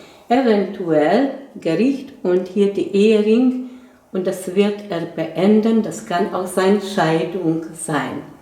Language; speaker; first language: German; non-native, fluent; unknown